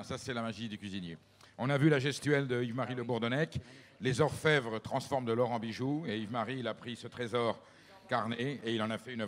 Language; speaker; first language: French; native; French